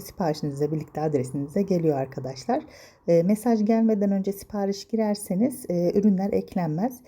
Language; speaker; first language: Turkish; native; Turkish